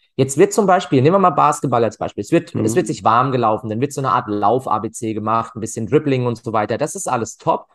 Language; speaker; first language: German; native; German